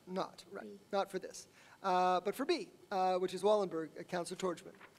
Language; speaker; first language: English; native; English